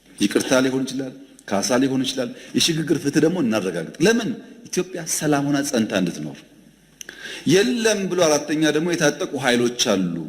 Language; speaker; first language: Amharic; non-native, local second language; Oromo